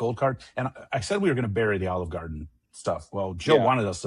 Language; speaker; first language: English; native; English